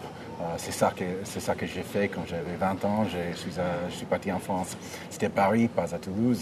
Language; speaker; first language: French; non-native, fluent; English